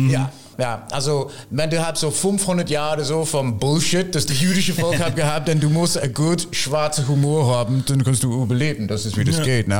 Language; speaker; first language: German; non-native, fluent; English